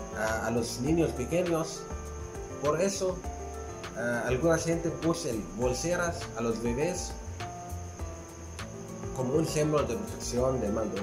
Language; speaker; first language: Spanish; non-native, fluent; Arabic